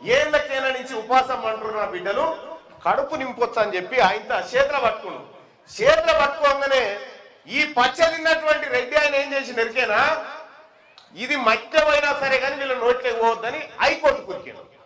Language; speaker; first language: Telugu; native; Telugu